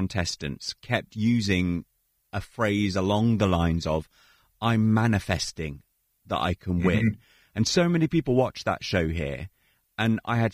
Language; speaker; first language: English; native; English